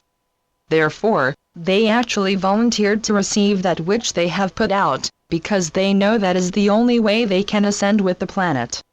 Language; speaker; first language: English; native; English